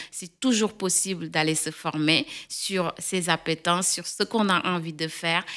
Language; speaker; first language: French; non-native, local second language; Wolof